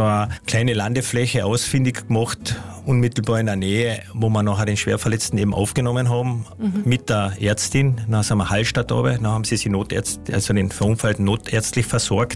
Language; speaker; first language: German; native; German